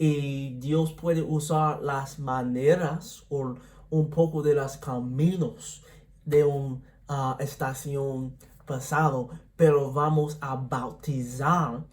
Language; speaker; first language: Spanish; non-native, learner; English